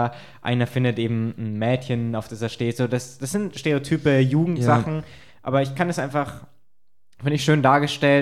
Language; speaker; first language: German; native; German